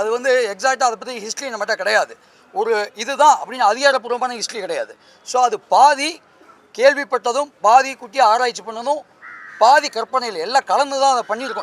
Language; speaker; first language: Tamil; native; Tamil